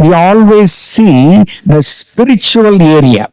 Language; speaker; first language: English; non-native, local second language; Tamil